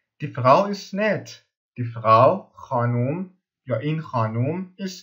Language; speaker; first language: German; non-native, fluent; Persian